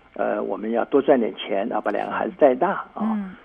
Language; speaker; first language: Chinese; native; Chinese